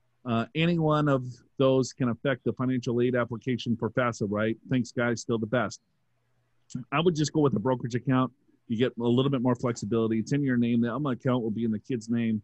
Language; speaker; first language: English; native; English